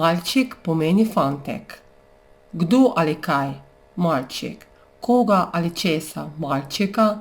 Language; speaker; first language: Slovenian; non-native, fluent; Russian